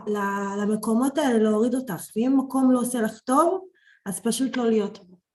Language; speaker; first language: Hebrew; early bilingual, other home language; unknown